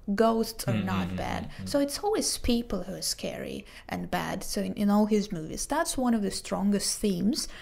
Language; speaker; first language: English; non-native, fluent; Hebrew